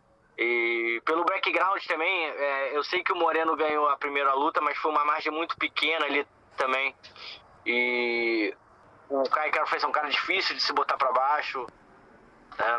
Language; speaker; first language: Portuguese; native; Portuguese